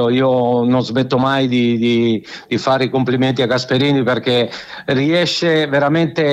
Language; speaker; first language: Italian; native; Italian